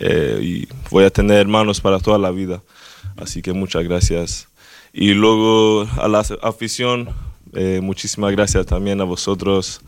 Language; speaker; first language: Spanish; non-native, fluent; Swedish